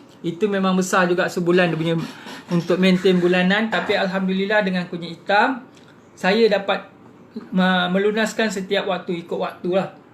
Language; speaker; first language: Malay; native; Malay